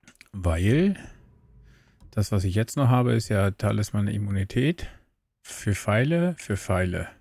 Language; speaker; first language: German; native; German